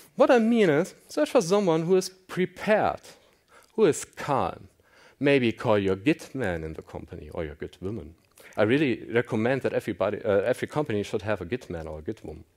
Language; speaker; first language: English; non-native, fluent; German